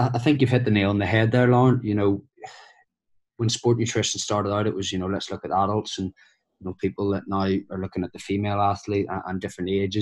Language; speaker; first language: English; native; English